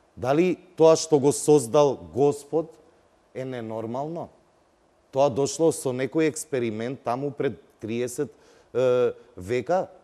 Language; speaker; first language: Macedonian; non-native, local second language; Albanian